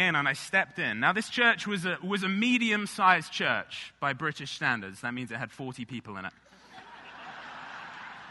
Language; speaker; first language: English; native; English